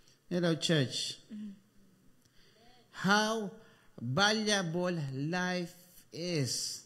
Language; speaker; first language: English; non-native, local second language; Filipino